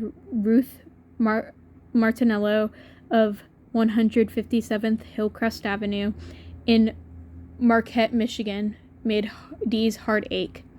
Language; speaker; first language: English; native; English